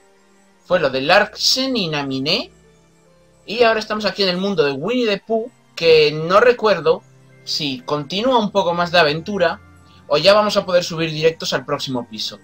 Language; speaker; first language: Spanish; native; Spanish